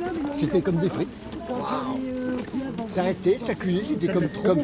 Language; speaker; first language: French; native; French